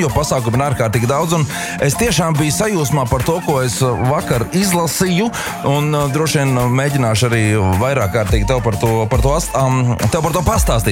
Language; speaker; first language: Latvian; native; Latvian